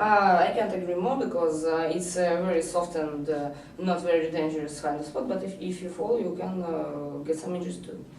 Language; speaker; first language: English; non-native, learner; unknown